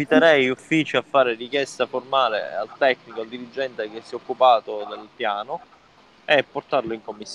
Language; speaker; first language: Italian; native; Italian